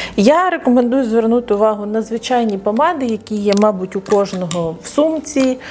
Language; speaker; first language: Ukrainian; non-native, local second language; Russian